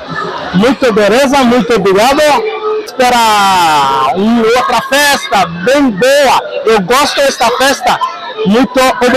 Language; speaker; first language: Portuguese; non-native, local second language; Haitian Creole